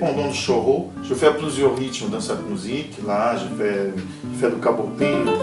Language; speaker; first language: French; non-native, fluent; Portuguese